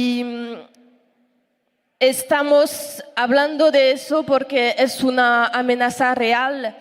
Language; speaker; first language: Spanish; non-native, learner; French